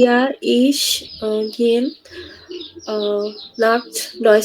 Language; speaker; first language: German; non-native, learner; Bangla